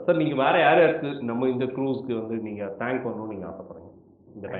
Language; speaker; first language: Tamil; native; Tamil